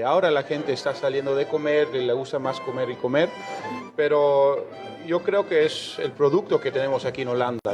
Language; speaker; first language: Spanish; early bilingual, heritage; Spanish